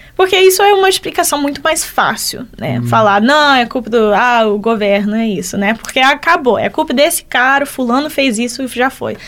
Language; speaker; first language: Portuguese; early bilingual, heritage; Portuguese